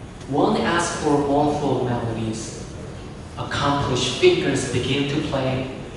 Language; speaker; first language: English; non-native, fluent; Korean